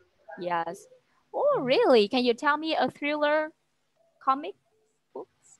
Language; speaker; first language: English; non-native, fluent; Vietnamese